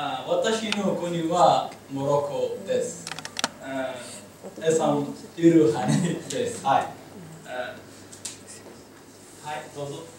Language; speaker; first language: Japanese; non-native, learner; Arabic